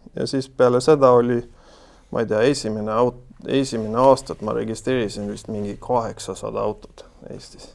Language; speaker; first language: Estonian; non-native, fluent; Swedish